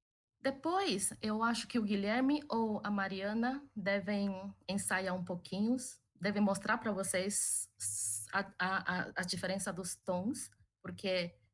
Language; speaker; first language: Portuguese; early bilingual, other home language; Chinese